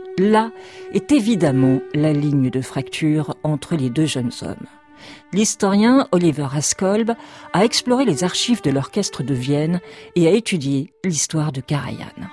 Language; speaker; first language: French; native; French